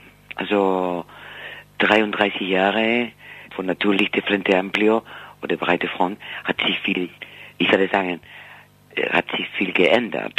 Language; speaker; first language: German; non-native, fluent; Spanish